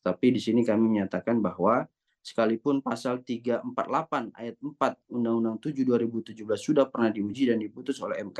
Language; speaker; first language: Indonesian; native; Indonesian